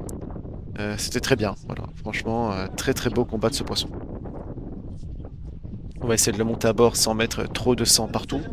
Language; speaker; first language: French; native; French